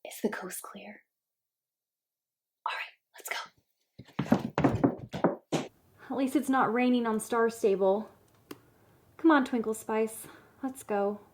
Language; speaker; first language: English; native; English